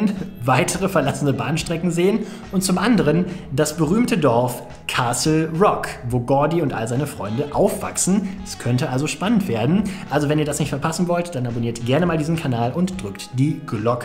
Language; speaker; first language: German; native; German